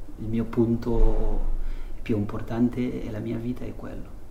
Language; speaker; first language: Italian; non-native, learner; Fula